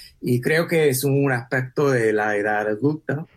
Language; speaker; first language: Spanish; early bilingual, heritage; English